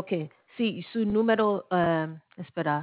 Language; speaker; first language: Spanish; non-native, learner; English